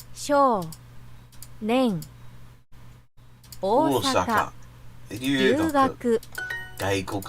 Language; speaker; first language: Chinese; non-native, learner; English